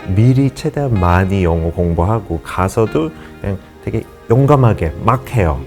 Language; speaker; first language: Korean; non-native, fluent; English